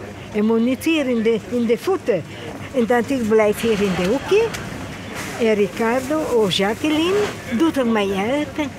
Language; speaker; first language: Dutch; non-native, learner; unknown